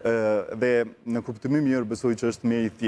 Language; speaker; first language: Albanian; non-native, learner; Italian